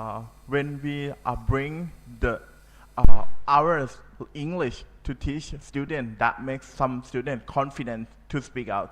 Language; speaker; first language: English; non-native, learner; Thai